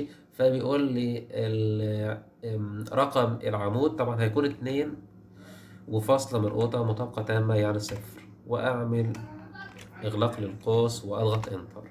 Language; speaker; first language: Arabic; native; Arabic